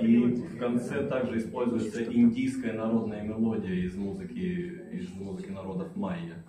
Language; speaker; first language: Russian; native; Russian